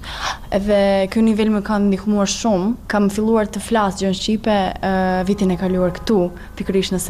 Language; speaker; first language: Albanian; non-native, learner; Serbian